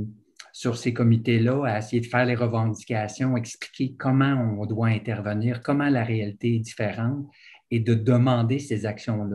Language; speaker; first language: French; native; French